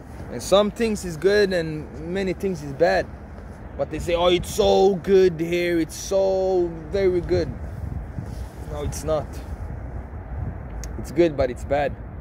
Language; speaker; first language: English; non-native, fluent; Swedish